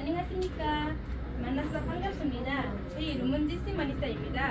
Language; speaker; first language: Korean; non-native, learner; Nepali